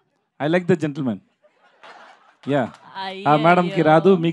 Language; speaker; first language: Telugu; non-native, learner; Tamil